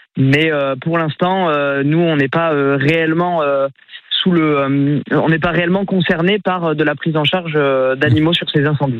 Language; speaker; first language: French; native; French